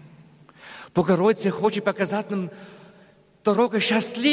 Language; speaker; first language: Russian; non-native, learner; German